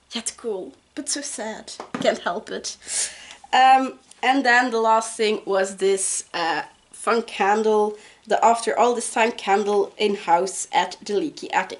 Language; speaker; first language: English; non-native, fluent; Dutch